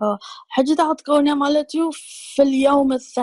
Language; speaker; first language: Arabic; non-native, learner; Tigrinya